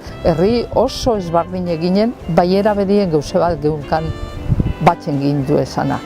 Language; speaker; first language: Basque; native; Basque